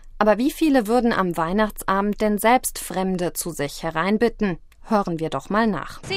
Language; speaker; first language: German; native; German